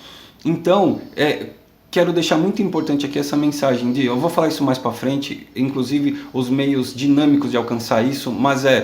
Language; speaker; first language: Portuguese; native; Portuguese